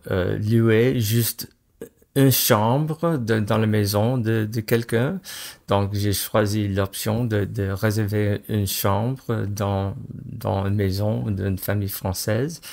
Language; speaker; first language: French; non-native, fluent; English